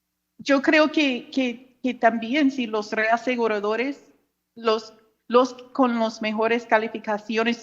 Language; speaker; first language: Spanish; non-native, fluent; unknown